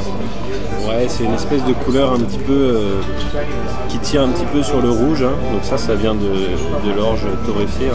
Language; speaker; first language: French; native; French